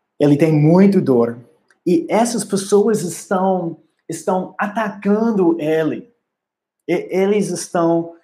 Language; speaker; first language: Portuguese; non-native, learner; English